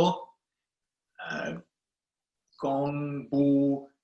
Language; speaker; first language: Korean; non-native, learner; English